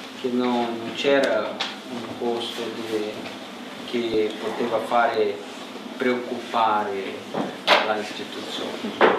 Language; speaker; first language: Italian; non-native, learner; Portuguese